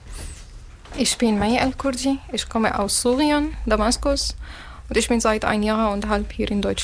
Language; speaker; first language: German; non-native, learner; Arabic